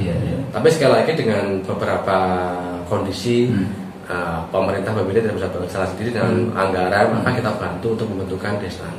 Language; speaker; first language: Indonesian; native; Indonesian